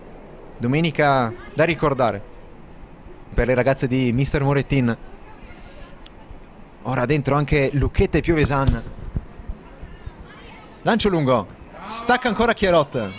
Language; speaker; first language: Italian; native; Italian